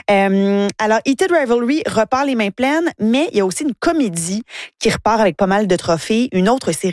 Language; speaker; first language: French; native; French